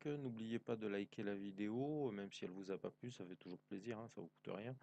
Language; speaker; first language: French; native; French